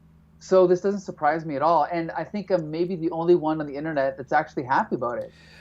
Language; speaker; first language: English; native; English